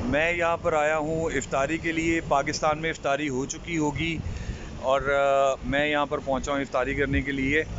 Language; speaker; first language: Urdu; native; Urdu